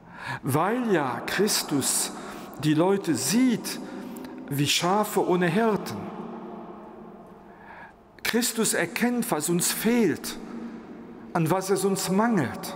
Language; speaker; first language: German; non-native, local second language; Luxembourgish